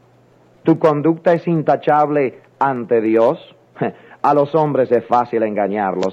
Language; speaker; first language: Spanish; native; Spanish